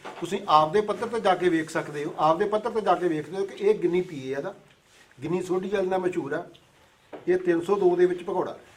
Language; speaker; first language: Punjabi; native; Punjabi